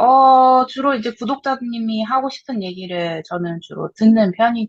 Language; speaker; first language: Korean; native; Korean